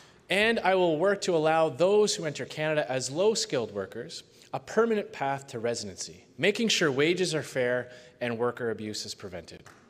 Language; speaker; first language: English; native; English